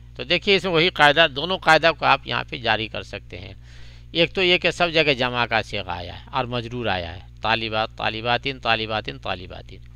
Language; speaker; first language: Urdu; native; Urdu